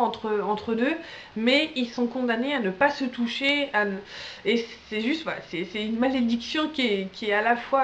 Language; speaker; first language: French; native; French